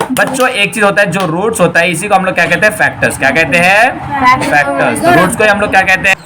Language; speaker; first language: Hindi; non-native, local second language; Bangla